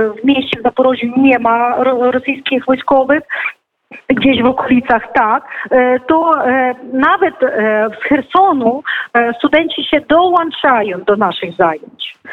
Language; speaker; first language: Polish; non-native, fluent; Ukrainian